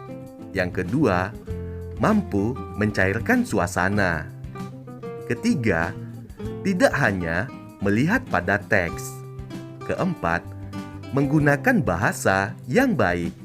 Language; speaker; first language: Indonesian; native; Indonesian